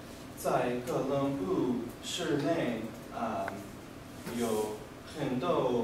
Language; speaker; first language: Chinese; non-native, learner; English